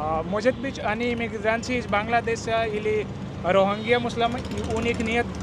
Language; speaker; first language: Russian; non-native, learner; Hindi